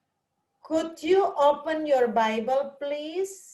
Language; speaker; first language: English; non-native, learner; Indonesian